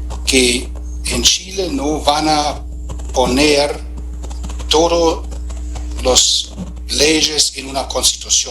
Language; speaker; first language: Spanish; non-native, fluent; German